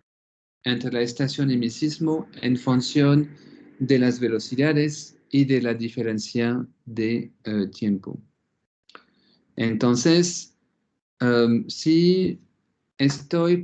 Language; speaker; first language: Spanish; non-native, fluent; French